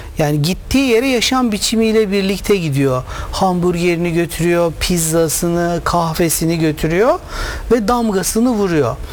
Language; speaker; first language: Turkish; native; Turkish